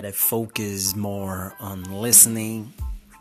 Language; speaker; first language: English; non-native, fluent; Portuguese